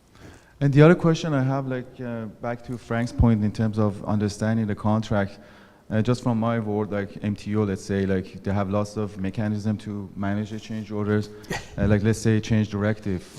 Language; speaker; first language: English; non-native, fluent; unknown